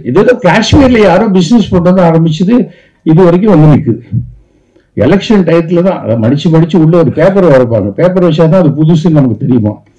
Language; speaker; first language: Tamil; native; Tamil